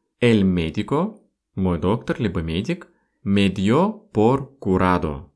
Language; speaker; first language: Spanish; non-native, fluent; Russian